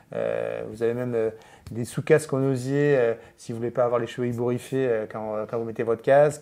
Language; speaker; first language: French; native; French